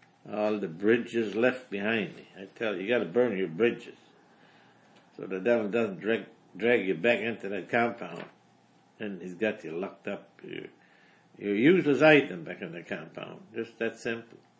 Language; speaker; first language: English; early bilingual, other home language; German